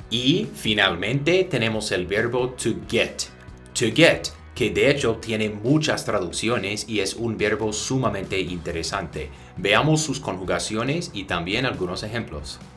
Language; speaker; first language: Spanish; non-native, fluent; English